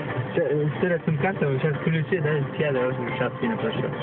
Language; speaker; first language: Russian; non-native, learner; Uzbek